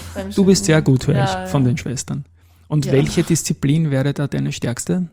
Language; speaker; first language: German; native; German